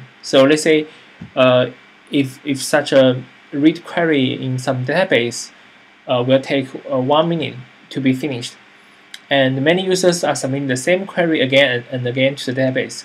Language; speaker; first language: English; non-native, fluent; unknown